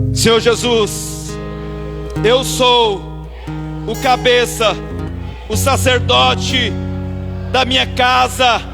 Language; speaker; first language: Portuguese; native; Portuguese